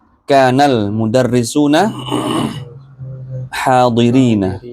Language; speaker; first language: Arabic; non-native, fluent; Indonesian